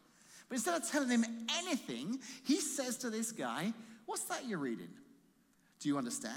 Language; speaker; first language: English; native; English